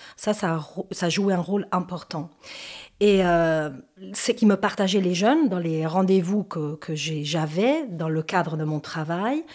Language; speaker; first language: French; non-native, fluent; Spanish